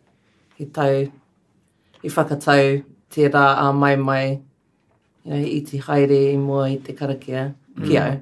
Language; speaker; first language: Māori; non-native, learner; English